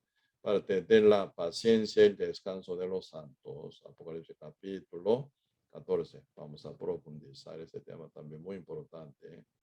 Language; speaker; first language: Spanish; non-native, fluent; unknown